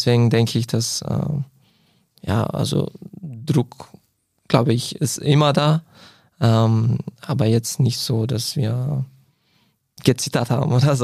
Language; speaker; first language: German; non-native, fluent; Croatian